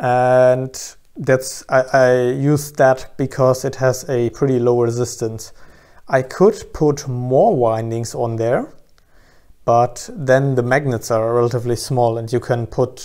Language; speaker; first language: English; non-native, fluent; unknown